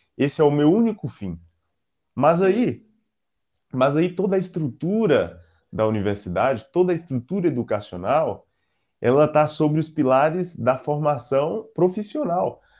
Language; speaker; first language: Portuguese; native; Portuguese